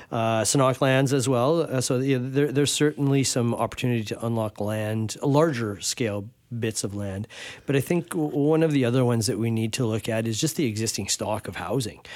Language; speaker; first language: English; native; English